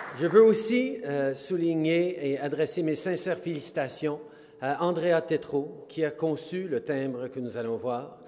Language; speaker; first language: French; native; French